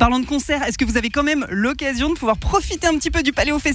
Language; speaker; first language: French; native; French